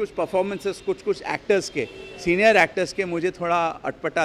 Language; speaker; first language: Hindi; native; Hindi